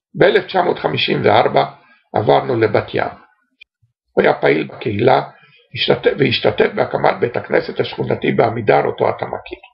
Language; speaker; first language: Hebrew; early bilingual, other home language; Romanian